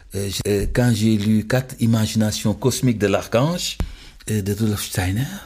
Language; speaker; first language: French; non-native, local second language; Wolof